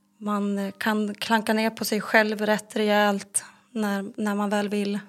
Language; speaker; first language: Swedish; native; Swedish